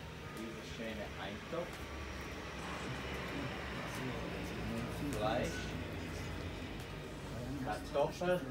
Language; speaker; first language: German; non-native, learner; Bosnian